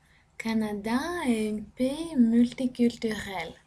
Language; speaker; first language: French; non-native, learner; Norwegian